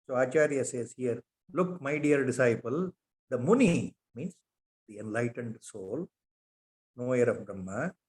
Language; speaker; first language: English; non-native, local second language; Kannada